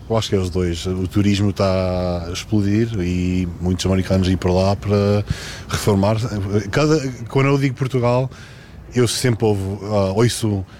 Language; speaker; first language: Portuguese; early bilingual, heritage; Portuguese